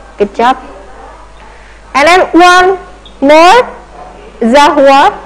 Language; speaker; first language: English; non-native, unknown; Indonesian